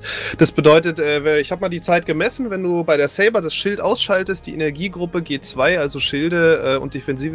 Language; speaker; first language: German; native; German